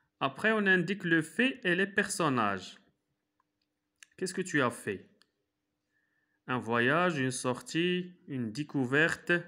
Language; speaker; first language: French; non-native, local second language; Arabic